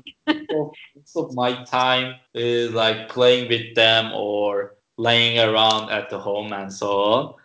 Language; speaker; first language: English; non-native, fluent; Turkish